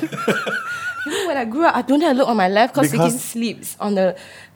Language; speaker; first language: English; non-native, local second language; Chinese